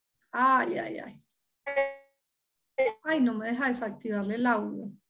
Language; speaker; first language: Spanish; native; Spanish